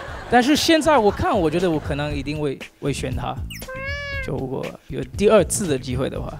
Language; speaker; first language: Chinese; non-native, fluent; Haitian Creole